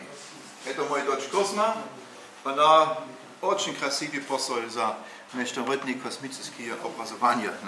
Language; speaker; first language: Russian; non-native, learner; German